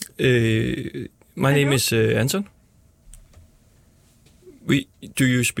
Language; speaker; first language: English; non-native, learner; Danish